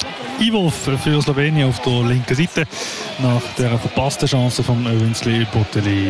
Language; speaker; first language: German; native; German